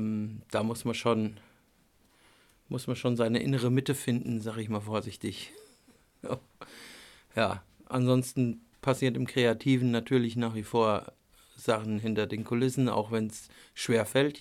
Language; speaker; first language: German; native; German